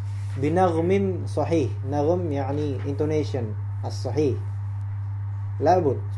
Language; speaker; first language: Arabic; non-native, fluent; Indonesian